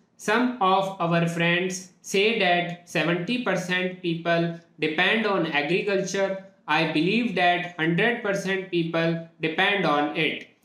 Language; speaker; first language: English; non-native, local second language; Hindi